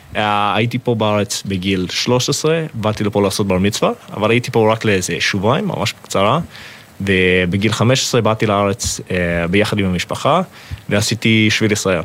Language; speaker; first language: Hebrew; non-native, fluent; English